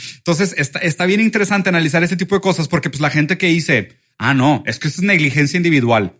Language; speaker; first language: Spanish; early bilingual, other home language; Portuguese